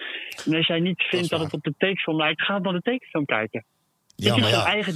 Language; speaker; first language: Dutch; native; Dutch